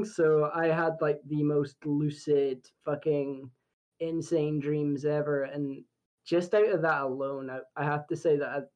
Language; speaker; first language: English; native; English